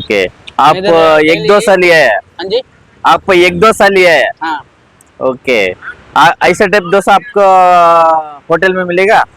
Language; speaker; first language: Hindi; non-native, local second language; Kannada